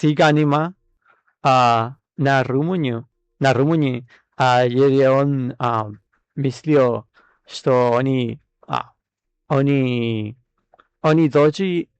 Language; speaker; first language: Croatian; non-native, learner; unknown